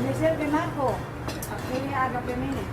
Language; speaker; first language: Greek; non-native, learner; Filipino